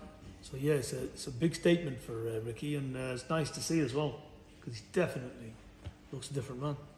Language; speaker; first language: English; native; English